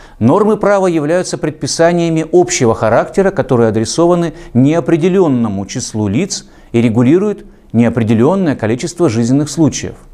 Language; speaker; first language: Russian; native; Russian